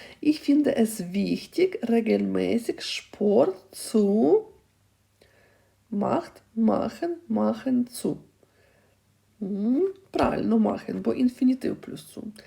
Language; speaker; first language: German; non-native, fluent; Ukrainian